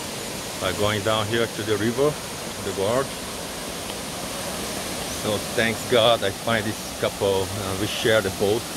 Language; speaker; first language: English; non-native, fluent; Portuguese